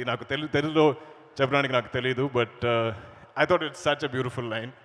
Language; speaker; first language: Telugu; non-native, learner; Malayalam